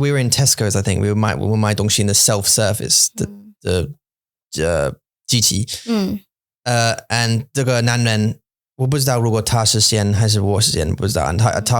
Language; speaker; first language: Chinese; non-native, learner; English